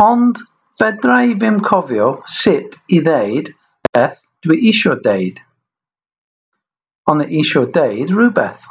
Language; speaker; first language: Welsh; non-native, learner; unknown